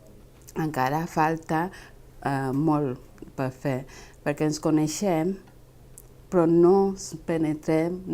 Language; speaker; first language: Catalan; non-native, fluent; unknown